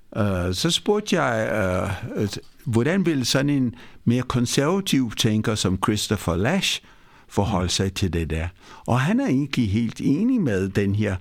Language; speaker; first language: Danish; early bilingual, other home language; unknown